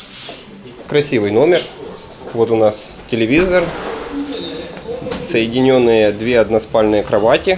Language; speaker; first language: Russian; native; Russian